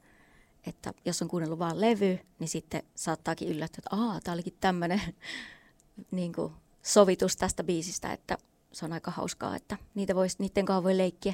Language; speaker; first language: Finnish; native; Finnish